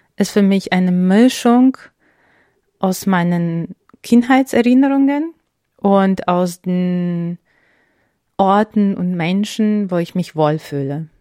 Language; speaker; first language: German; non-native, fluent; Ukrainian